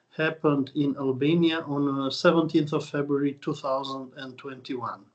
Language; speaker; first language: English; non-native, fluent; Albanian